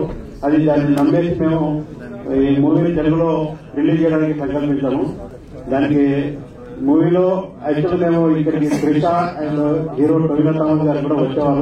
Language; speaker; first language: Telugu; native; Telugu